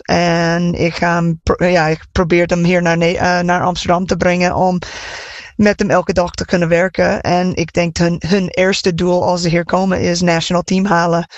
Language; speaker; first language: Dutch; non-native, fluent; English